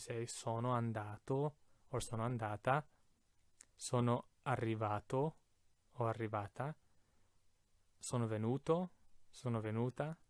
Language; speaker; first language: Italian; non-native, fluent; English